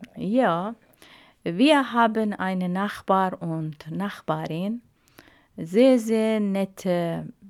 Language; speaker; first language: German; non-native, learner; Arabic